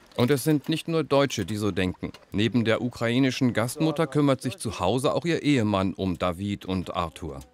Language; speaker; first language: German; native; German